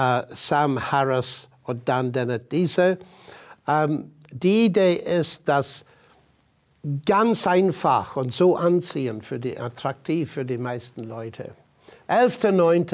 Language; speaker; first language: German; non-native, fluent; English